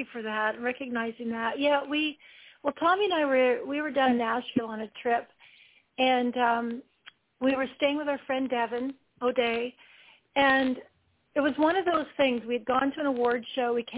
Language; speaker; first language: English; native; English